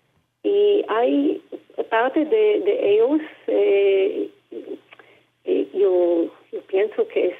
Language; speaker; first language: Spanish; non-native, learner; Hebrew